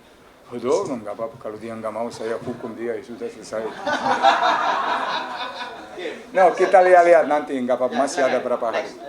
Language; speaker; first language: Indonesian; non-native, fluent; Serbian